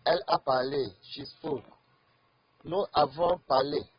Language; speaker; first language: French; non-native, fluent; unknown